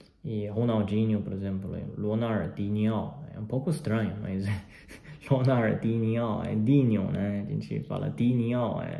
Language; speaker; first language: Portuguese; non-native, fluent; Chinese